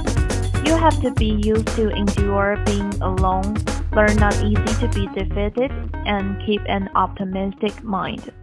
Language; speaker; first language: English; non-native, learner; Chinese